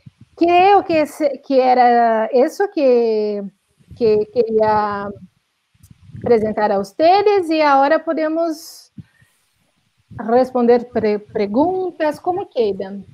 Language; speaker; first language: Spanish; non-native, learner; Portuguese